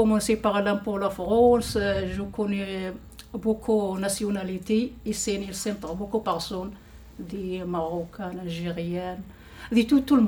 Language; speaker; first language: French; non-native, learner; Arabic